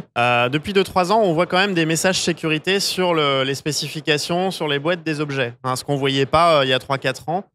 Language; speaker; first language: French; native; French